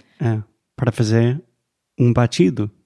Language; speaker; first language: Portuguese; non-native, fluent; English